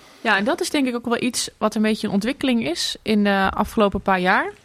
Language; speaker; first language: Dutch; native; Dutch